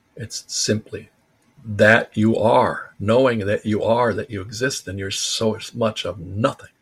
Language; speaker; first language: English; early bilingual, other home language; Spanish